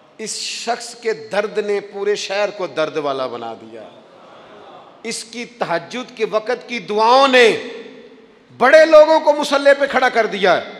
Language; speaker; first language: Urdu; non-native, local second language; Punjabi